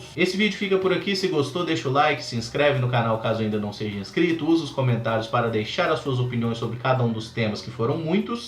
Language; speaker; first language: Portuguese; native; Portuguese